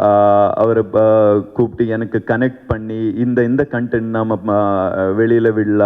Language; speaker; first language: Tamil; non-native, learner; Kannada